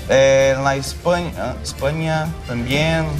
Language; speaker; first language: Spanish; non-native, local second language; Portuguese